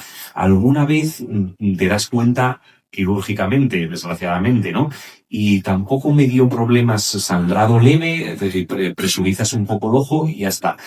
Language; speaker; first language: Spanish; native; Spanish